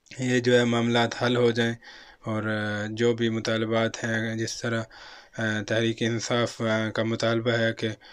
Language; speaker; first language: Urdu; non-native, local second language; Punjabi